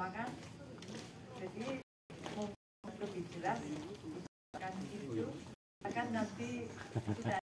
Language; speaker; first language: Indonesian; non-native, learner; Japanese